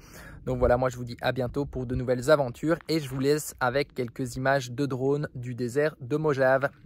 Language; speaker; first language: French; native; French